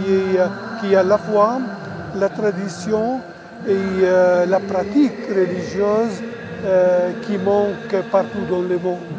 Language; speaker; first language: French; non-native, local second language; Arabic